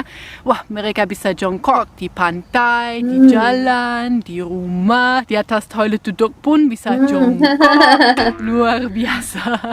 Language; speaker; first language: Indonesian; non-native, fluent; German